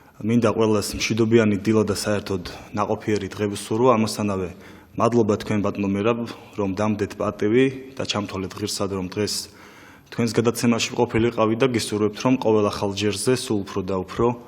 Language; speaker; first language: Georgian; non-native, local second language; Mingrelian